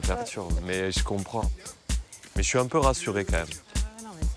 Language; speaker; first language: French; native; French